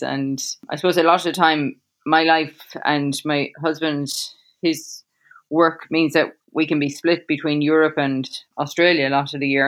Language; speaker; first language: English; native; English